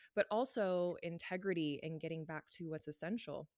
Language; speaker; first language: English; native; English